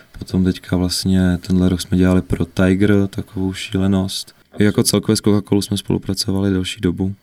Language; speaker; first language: Czech; native; Czech